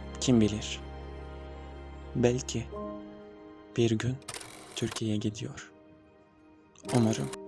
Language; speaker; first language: Turkish; non-native, learner; Arabic